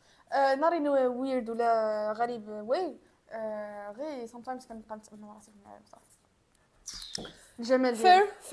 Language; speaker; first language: Arabic; native; Arabic